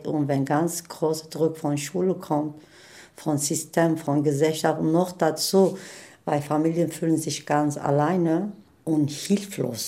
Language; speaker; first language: German; non-native, learner; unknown